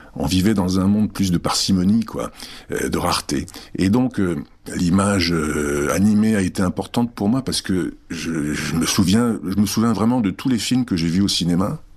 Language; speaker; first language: French; early bilingual, other home language; Czech